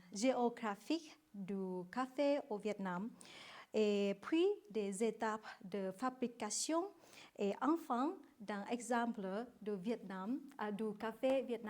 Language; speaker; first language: French; non-native, learner; Vietnamese